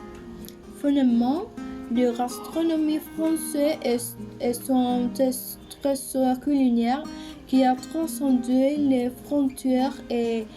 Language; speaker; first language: French; non-native, learner; Spanish